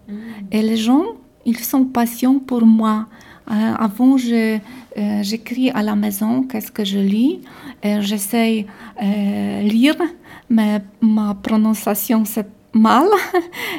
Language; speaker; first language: French; non-native, learner; Polish